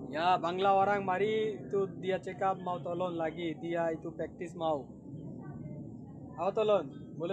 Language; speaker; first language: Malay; non-native, learner; Bangla